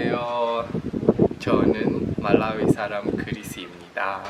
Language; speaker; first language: Korean; non-native, learner; Nyanja